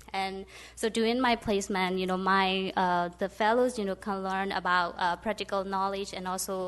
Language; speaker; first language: English; non-native, fluent; Burmese